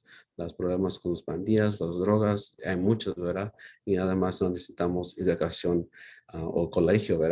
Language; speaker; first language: Spanish; early bilingual, heritage; Spanish